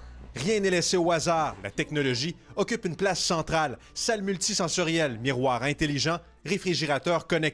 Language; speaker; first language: French; native; French